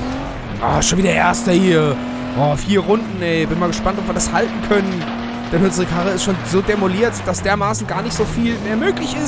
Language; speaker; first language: German; native; German